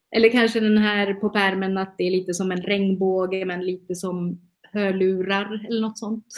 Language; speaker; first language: Swedish; native; Swedish